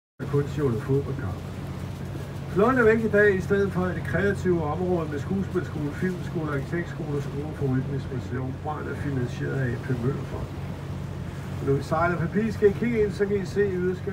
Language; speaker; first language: Danish; native; Danish